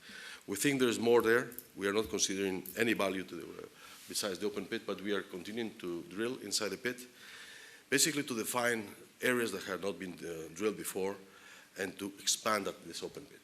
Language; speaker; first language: English; non-native, fluent; Spanish